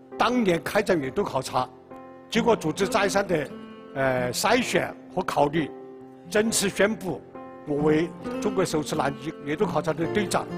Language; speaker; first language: Chinese; native; Chinese